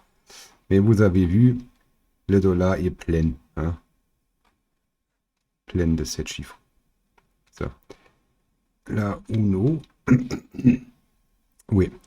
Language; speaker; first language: French; non-native, learner; German